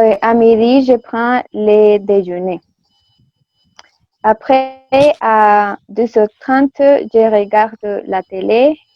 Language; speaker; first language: French; non-native, learner; Spanish